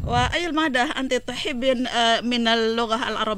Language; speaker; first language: Arabic; non-native, fluent; Indonesian